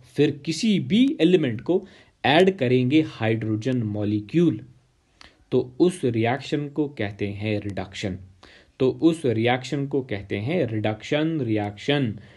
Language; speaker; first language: Hindi; non-native, local second language; Kashmiri